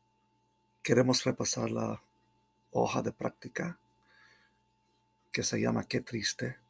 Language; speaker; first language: Spanish; non-native, fluent; English